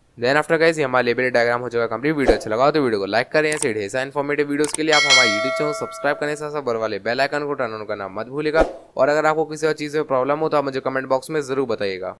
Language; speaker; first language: Hindi; native; Hindi